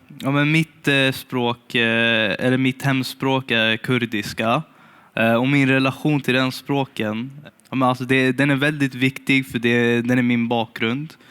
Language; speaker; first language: Swedish; early bilingual, other home language; Kurdish